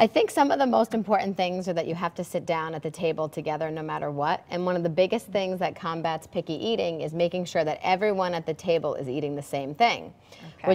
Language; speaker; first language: English; native; English